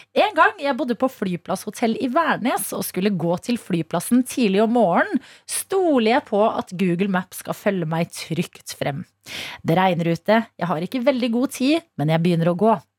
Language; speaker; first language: Norwegian; native; Norwegian